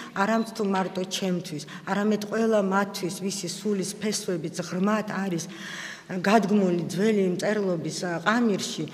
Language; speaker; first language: Georgian; early bilingual, other home language; Russian